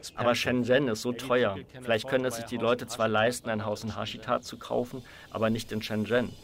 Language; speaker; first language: German; native; German